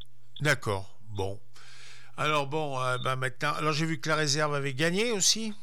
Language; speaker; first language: French; native; French